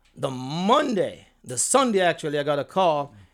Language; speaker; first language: English; non-native, local second language; Jamaican Creole English